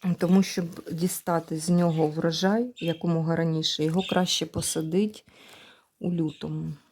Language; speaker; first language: Ukrainian; native; Ukrainian